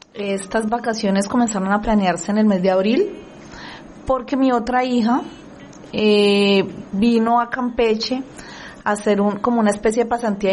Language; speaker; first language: Spanish; native; Spanish